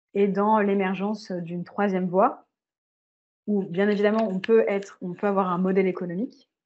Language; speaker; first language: French; native; French